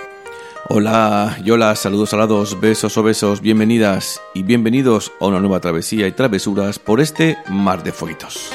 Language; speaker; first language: Spanish; native; Spanish